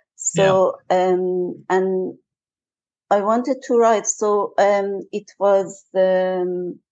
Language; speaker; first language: English; non-native, fluent; Persian